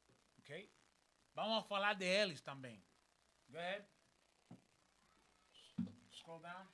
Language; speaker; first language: Portuguese; non-native, learner; Spanish